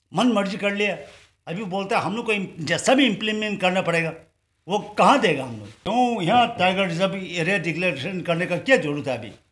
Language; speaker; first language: Hindi; non-native, local second language; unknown